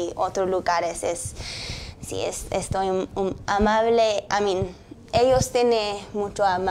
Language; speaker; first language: Spanish; early bilingual, heritage; English